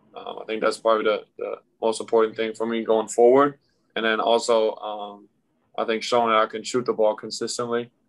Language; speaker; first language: English; non-native, fluent; German